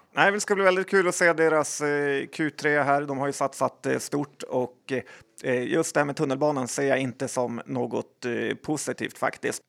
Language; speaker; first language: Swedish; native; Swedish